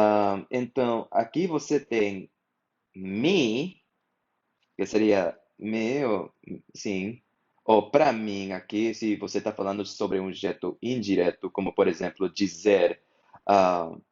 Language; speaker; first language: Portuguese; non-native, fluent; English